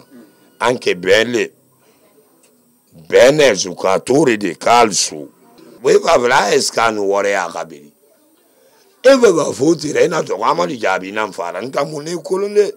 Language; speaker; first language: Italian; non-native, learner; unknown